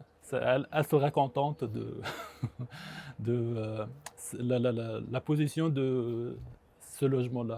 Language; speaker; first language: French; non-native, local second language; Arabic